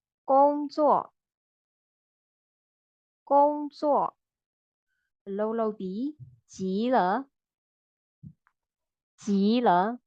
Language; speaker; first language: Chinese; non-native, fluent; Burmese